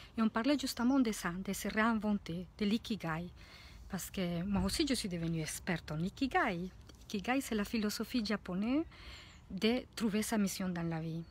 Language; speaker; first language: French; non-native, fluent; Spanish